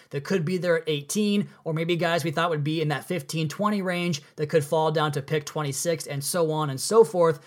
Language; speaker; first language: English; native; English